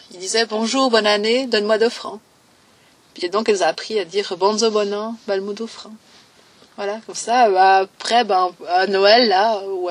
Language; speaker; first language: French; native; French